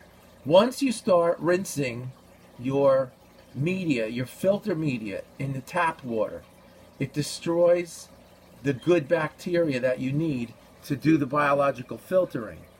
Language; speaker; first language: English; native; English